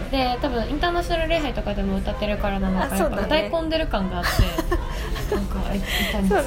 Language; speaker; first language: Japanese; native; Japanese